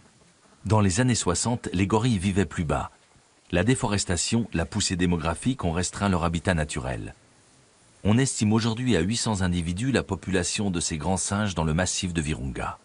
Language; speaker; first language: French; native; French